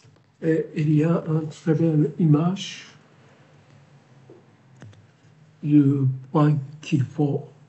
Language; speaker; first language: French; non-native, learner; Japanese